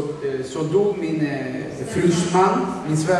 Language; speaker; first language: Swedish; non-native, learner; Spanish